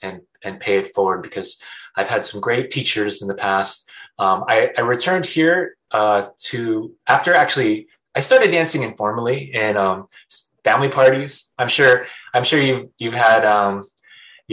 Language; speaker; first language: English; native; English